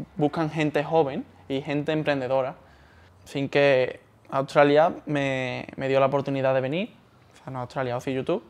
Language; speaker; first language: Spanish; native; Spanish